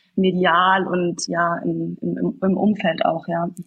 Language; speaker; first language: German; native; German